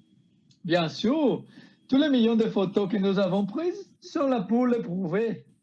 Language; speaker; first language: French; non-native, learner; Portuguese